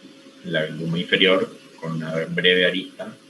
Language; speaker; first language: Spanish; native; Spanish